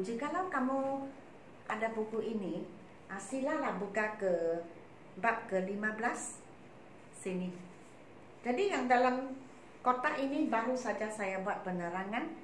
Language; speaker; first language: Malay; non-native, local second language; Chinese